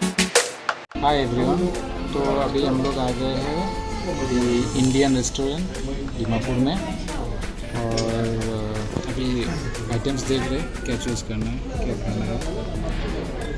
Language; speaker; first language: Hindi; non-native, local second language; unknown